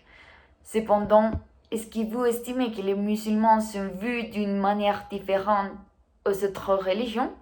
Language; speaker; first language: French; non-native, fluent; Spanish